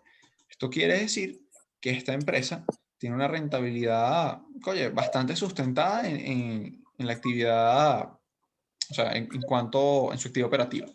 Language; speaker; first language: Spanish; native; Spanish